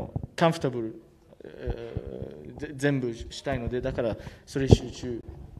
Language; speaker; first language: Japanese; non-native, learner; French